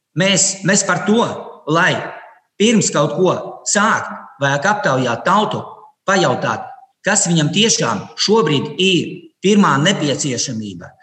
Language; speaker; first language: Latvian; non-native, local second language; Russian